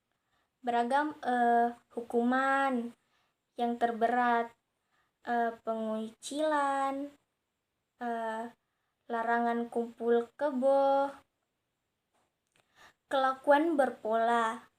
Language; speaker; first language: Indonesian; native; Indonesian